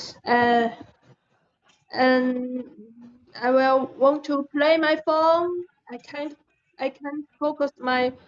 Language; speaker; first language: English; non-native, learner; Chinese